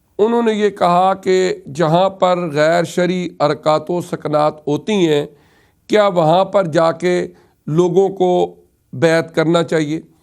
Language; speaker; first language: Urdu; non-native, local second language; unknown